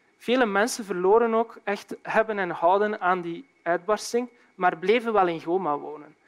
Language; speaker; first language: Dutch; native; Dutch